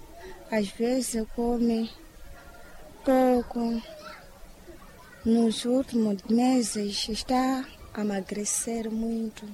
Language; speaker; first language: Portuguese; non-native, local second language; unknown